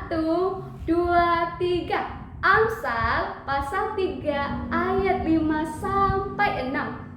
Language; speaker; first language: Indonesian; native; Indonesian